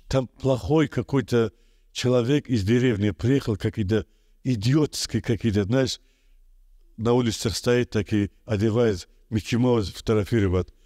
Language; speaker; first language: Russian; non-native, local second language; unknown